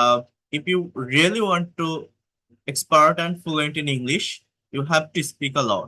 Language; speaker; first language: English; non-native, fluent; Bangla